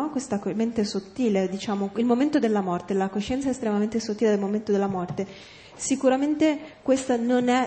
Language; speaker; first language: Italian; native; Italian